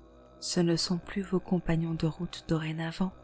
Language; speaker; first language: French; native; French